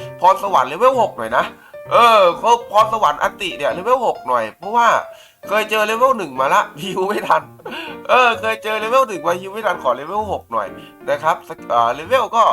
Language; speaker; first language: Thai; native; Thai